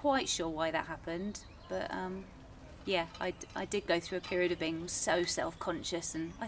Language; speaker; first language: English; native; English